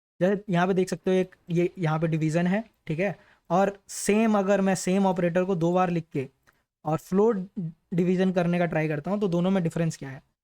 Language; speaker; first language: Hindi; native; Hindi